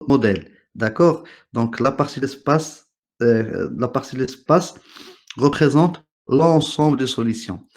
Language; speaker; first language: French; non-native, local second language; Arabic